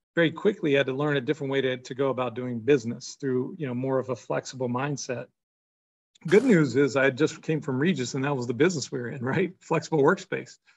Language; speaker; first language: English; native; English